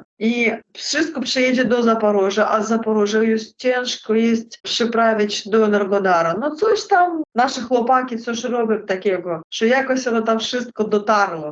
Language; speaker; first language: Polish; non-native, learner; Russian